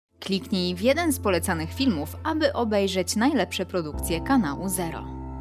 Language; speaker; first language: Polish; native; Polish